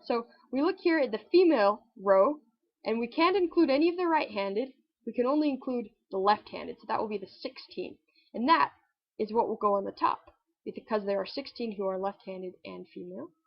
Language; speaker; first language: English; native; English